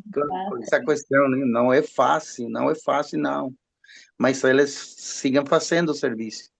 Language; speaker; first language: Portuguese; non-native, learner; Spanish